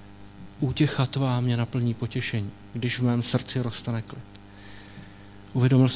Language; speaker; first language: Czech; native; Czech